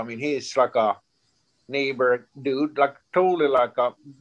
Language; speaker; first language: English; non-native, fluent; Swedish